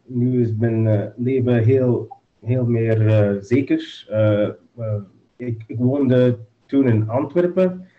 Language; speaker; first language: Dutch; non-native, learner; English